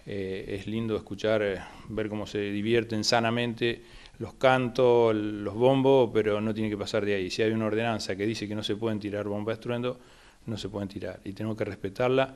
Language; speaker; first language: Spanish; native; Spanish